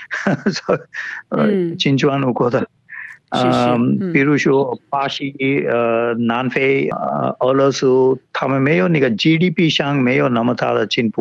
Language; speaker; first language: Chinese; non-native, fluent; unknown